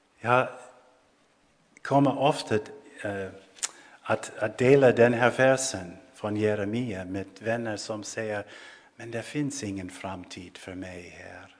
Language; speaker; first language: Swedish; non-native, fluent; English